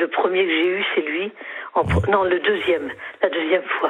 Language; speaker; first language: French; native; French